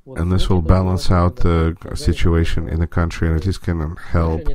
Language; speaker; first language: English; non-native, fluent; Russian